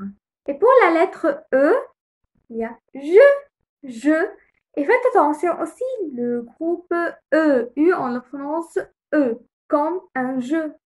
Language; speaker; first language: French; non-native, fluent; Arabic